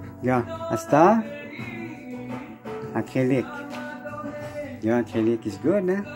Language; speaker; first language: English; non-native, learner; French